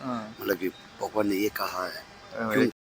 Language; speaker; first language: Hindi; non-native, local second language; Tibetan